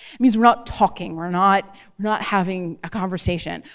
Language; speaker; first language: English; native; English